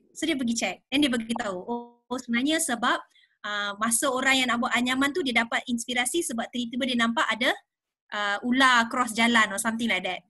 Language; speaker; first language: Malay; non-native, local second language; English